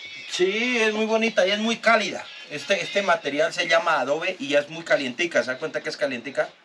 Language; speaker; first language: Spanish; native; Spanish